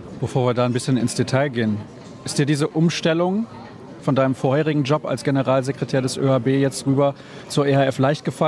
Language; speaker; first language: German; native; German